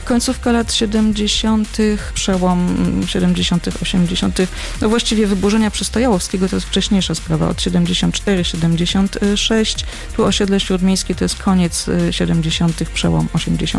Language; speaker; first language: Polish; native; Polish